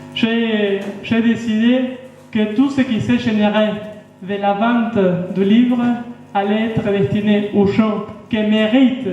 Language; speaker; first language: French; non-native, fluent; Spanish